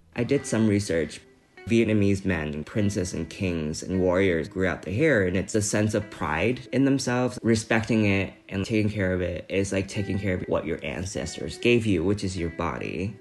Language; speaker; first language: English; early bilingual, other home language; Vietnamese